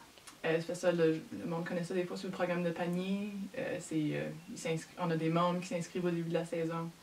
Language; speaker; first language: French; native; French